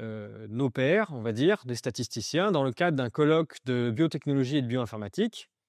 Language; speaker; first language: French; native; French